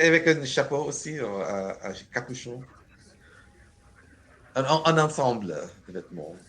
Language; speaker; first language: French; non-native, learner; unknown